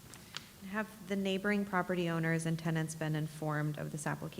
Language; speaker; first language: English; native; English